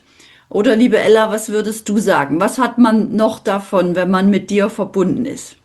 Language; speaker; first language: German; native; German